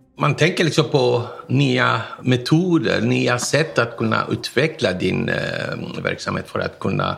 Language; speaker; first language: Swedish; non-native, fluent; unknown